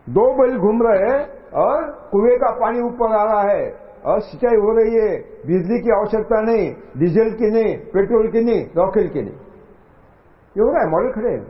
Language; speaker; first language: Hindi; non-native, local second language; Marathi